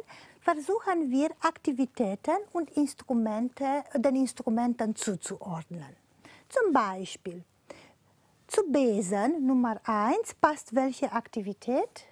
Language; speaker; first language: German; non-native, fluent; Romanian